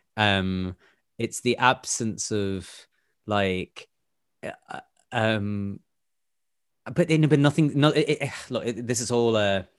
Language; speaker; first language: English; native; English